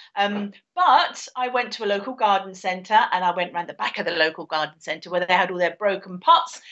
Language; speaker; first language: English; native; English